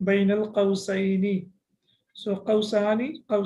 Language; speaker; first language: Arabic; non-native, fluent; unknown